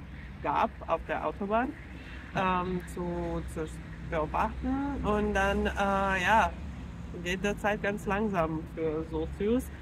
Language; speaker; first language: German; non-native, fluent; Finnish